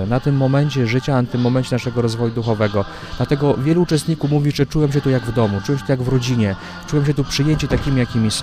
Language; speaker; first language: Polish; native; Polish